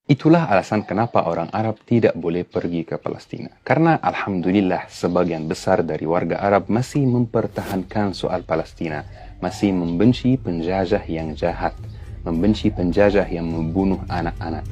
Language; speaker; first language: Indonesian; non-native, fluent; Arabic